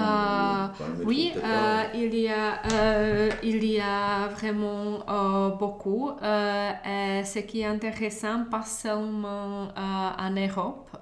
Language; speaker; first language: French; non-native, learner; Czech